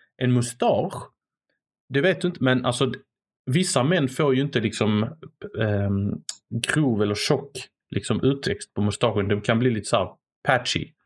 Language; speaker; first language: Swedish; native; Swedish